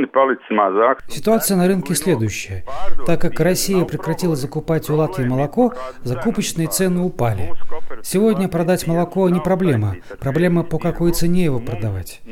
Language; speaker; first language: Russian; non-native, local second language; Latvian